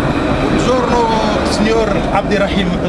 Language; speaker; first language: Italian; non-native, fluent; Arabic